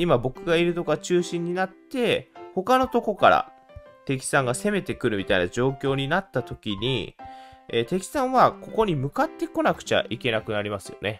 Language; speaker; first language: Japanese; native; Japanese